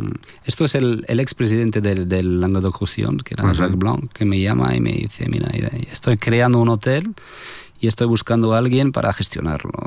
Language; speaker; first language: Spanish; non-native, fluent; French